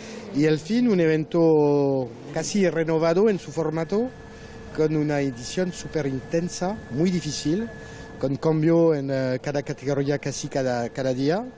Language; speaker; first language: Spanish; non-native, fluent; French